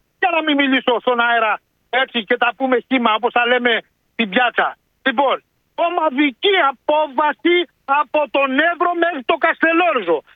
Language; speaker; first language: Greek; native; Greek